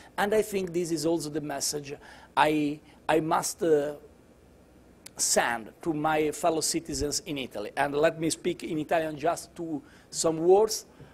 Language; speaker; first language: English; non-native, learner; Italian